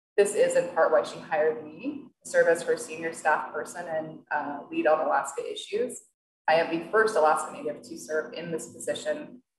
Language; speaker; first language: English; native; English